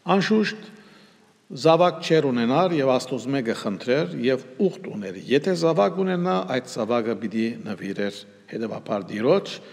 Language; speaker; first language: Armenian; early bilingual, heritage; Armenian